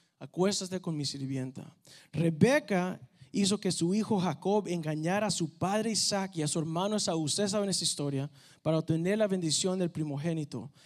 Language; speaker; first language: Spanish; early bilingual, heritage; Spanish